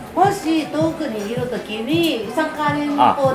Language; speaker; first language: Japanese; non-native, fluent; Filipino